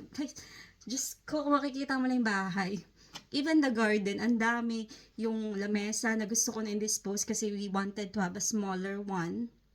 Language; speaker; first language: Filipino; native; Filipino